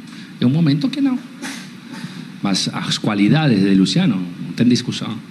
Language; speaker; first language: Portuguese; non-native, learner; Spanish